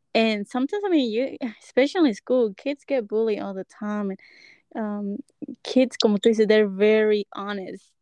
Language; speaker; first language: English; early bilingual, other home language; Spanish